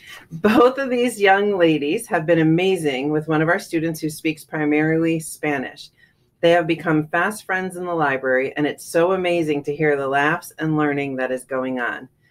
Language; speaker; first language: English; native; English